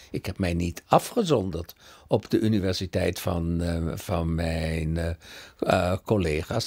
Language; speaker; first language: Dutch; early bilingual, other home language; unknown